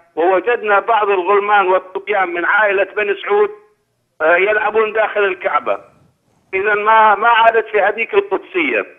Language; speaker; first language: Arabic; native; Arabic